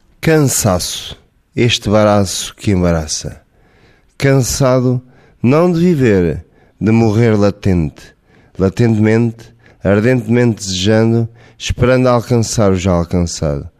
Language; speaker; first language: Portuguese; native; Portuguese